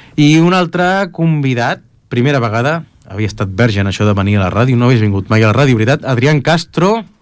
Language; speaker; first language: Catalan; native; Catalan